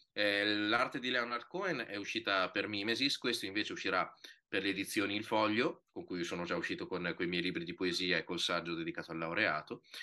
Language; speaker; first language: Italian; native; Italian